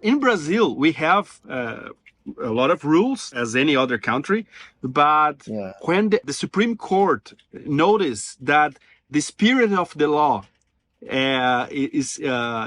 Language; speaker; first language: English; non-native, fluent; Portuguese